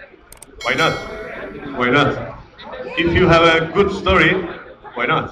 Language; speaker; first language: English; non-native, learner; Turkish